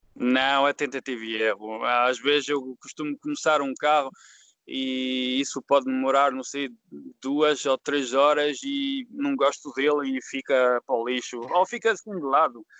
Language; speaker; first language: Portuguese; early bilingual, heritage; Portuguese